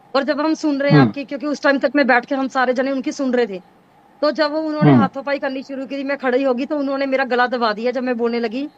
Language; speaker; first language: Hindi; non-native, local second language; Punjabi